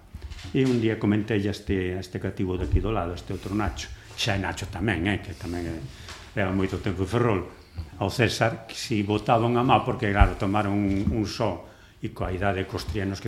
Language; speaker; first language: Galician; non-native, local second language; Spanish